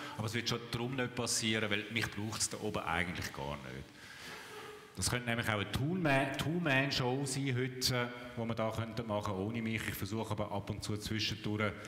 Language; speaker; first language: German; native; German